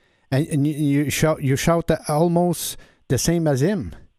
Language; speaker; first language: English; non-native, learner; French